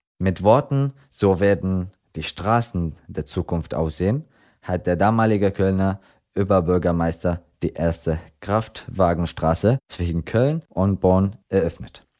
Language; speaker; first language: German; non-native, fluent; Arabic